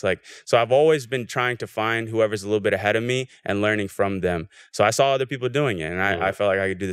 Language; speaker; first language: English; native; English